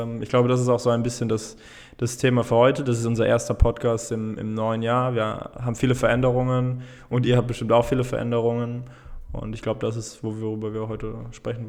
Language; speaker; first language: German; native; German